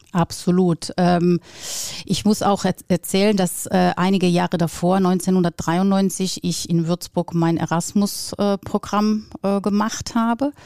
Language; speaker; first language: German; non-native, fluent; Italian